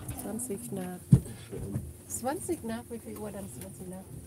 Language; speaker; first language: German; non-native, learner; Thai